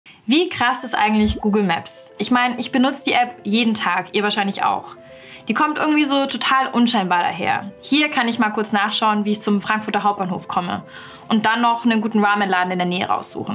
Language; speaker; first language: German; native; German